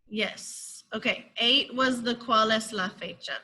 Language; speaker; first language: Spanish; non-native, fluent; English